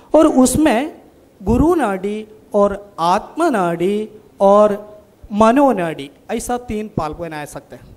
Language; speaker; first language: Hindi; non-native, local second language; Malayalam